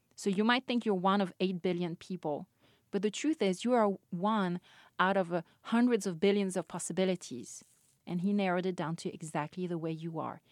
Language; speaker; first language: English; non-native, fluent; French